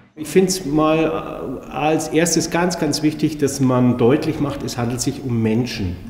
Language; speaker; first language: German; native; German